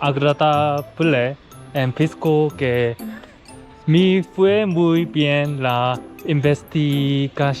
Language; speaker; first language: Spanish; non-native, learner; Korean